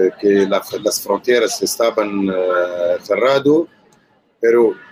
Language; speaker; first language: Spanish; non-native, learner; Arabic